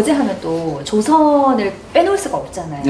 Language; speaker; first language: Korean; native; Korean